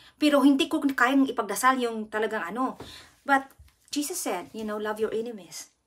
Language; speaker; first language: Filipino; non-native, local second language; Cebuano